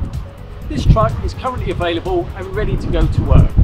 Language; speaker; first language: English; native; English